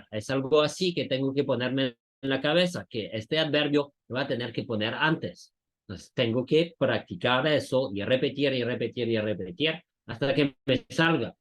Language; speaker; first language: Spanish; non-native, fluent; French